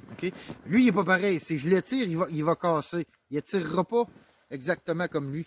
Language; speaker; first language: French; native; French